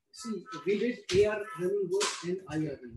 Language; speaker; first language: English; non-native, local second language; Hindi